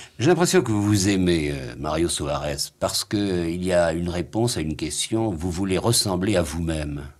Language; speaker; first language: French; native; French